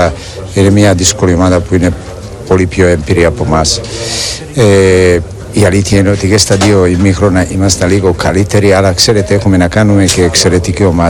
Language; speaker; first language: Greek; non-native, fluent; Serbian